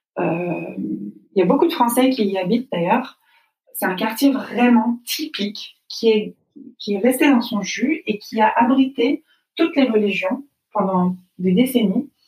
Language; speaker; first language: French; native; French